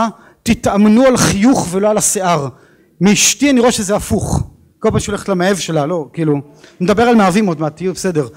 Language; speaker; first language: Hebrew; native; Hebrew